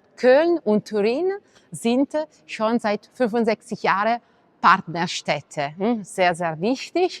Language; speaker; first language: German; non-native, fluent; Italian